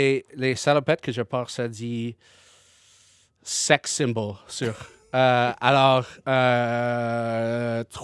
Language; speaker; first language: French; non-native, learner; English